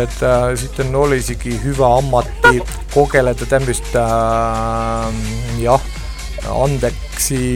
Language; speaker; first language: Finnish; non-native, learner; Estonian